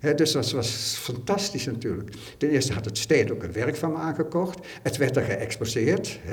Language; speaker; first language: Dutch; native; Dutch